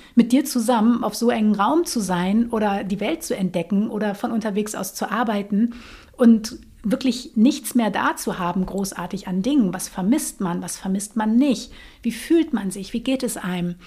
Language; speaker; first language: German; native; German